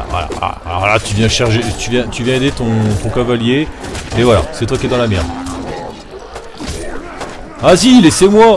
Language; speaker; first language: French; native; French